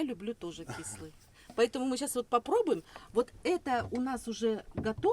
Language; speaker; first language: Russian; native; Russian